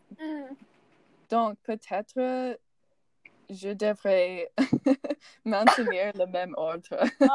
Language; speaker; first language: French; non-native, learner; English